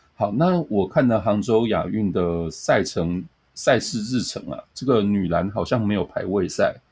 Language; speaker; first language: Chinese; native; Chinese